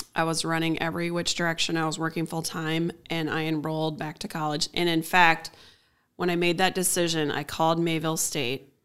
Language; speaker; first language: English; native; English